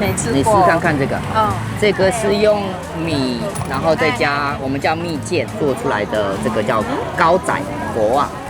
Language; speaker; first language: Chinese; native; Chinese